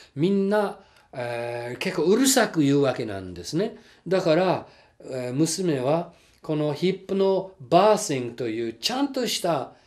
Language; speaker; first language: Japanese; non-native, fluent; English